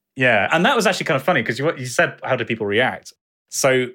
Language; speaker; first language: English; native; English